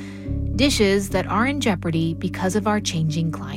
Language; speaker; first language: English; native; English